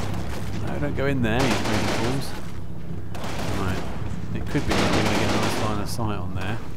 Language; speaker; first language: English; native; English